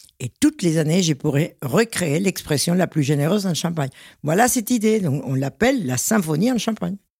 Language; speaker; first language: French; non-native, fluent; Spanish